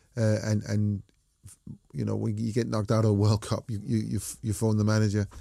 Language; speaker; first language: English; non-native, fluent; Danish